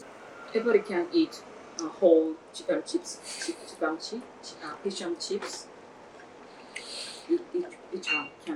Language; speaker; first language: English; non-native, learner; Japanese